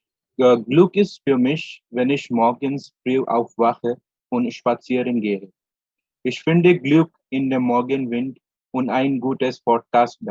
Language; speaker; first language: German; non-native, learner; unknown